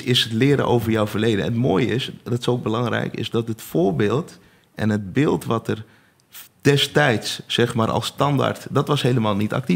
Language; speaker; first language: Dutch; native; Dutch